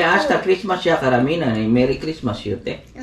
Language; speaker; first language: Japanese; non-native, fluent; Filipino